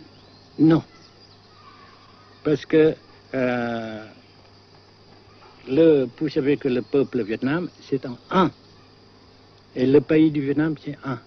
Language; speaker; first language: French; non-native, local second language; Vietnamese